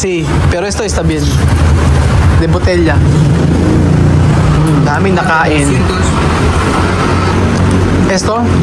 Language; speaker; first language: Spanish; non-native, learner; Filipino